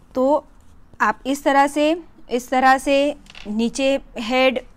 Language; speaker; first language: Hindi; non-native, local second language; Gujarati